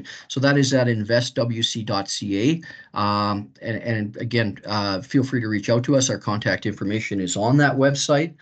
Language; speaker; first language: English; native; English